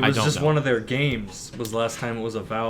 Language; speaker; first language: English; native; English